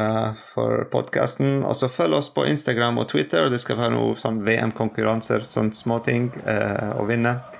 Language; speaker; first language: Norwegian; non-native, fluent; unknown